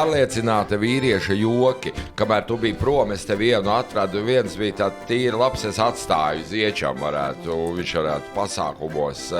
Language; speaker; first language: Latvian; native; Latvian